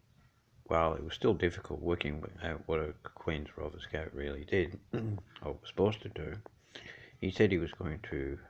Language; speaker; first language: English; native; English